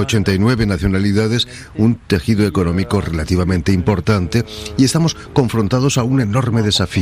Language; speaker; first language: Spanish; native; Spanish